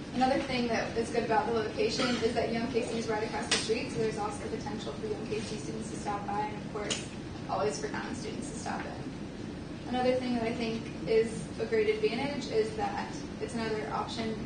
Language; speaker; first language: English; native; English